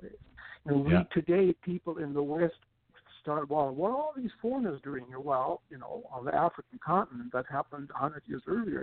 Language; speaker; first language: English; non-native, fluent; German